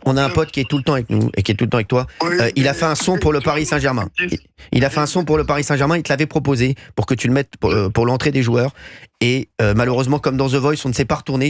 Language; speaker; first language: French; native; French